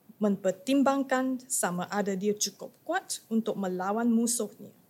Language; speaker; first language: English; non-native, local second language; Chinese